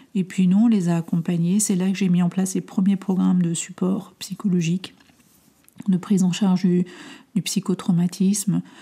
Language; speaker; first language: French; early bilingual, other home language; Armenian